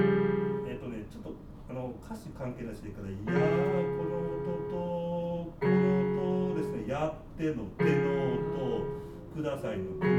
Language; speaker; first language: Japanese; native; Japanese